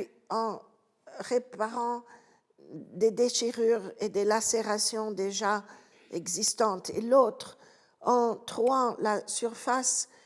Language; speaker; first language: French; non-native, fluent; Italian